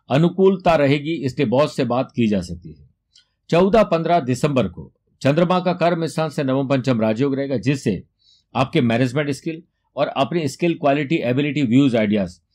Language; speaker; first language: Hindi; native; Hindi